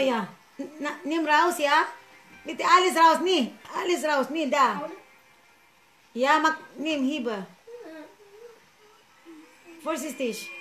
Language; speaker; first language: German; non-native, learner; Cebuano